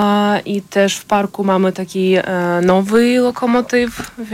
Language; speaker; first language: Polish; non-native, fluent; Ukrainian